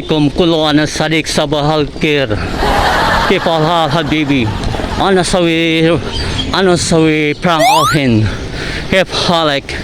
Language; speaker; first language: Arabic; non-native, learner; Cebuano